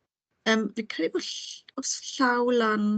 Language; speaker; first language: Welsh; native; Welsh